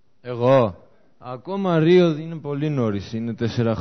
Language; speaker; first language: Greek; non-native, fluent; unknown